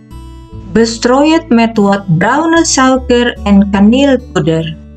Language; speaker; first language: Dutch; non-native, fluent; Indonesian